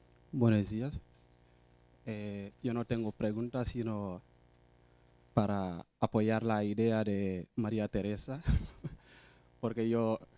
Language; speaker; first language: Spanish; non-native, fluent; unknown